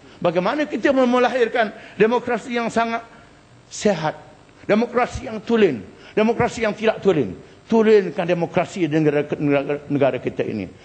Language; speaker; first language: Malay; native; Malay